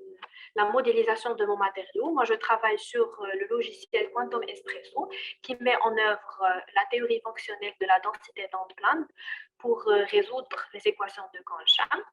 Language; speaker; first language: French; non-native, local second language; Arabic